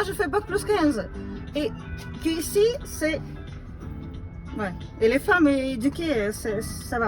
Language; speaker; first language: French; non-native, fluent; Russian